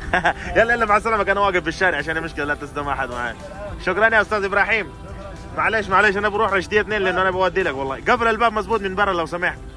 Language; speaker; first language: Arabic; non-native, learner; Hindi